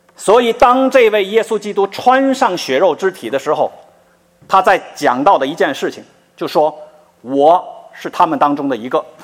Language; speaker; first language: Chinese; native; Chinese